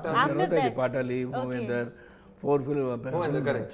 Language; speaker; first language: Telugu; non-native, local second language; Tamil